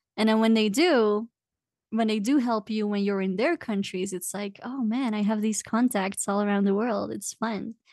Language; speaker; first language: English; non-native, fluent; Dutch